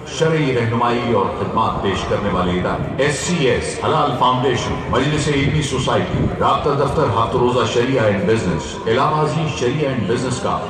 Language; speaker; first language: Urdu; native; Urdu